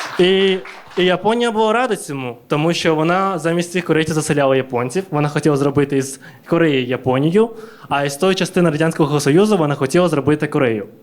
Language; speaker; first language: Ukrainian; early bilingual, other home language; Russian